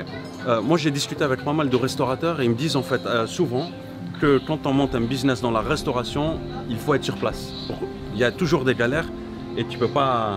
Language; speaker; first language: French; native; French